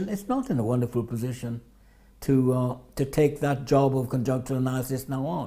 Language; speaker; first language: English; native; English